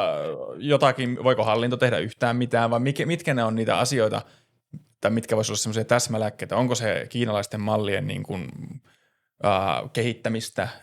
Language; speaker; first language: Finnish; native; Finnish